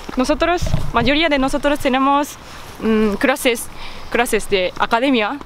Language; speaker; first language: Spanish; non-native, learner; Japanese